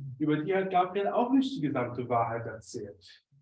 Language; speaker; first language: German; native; German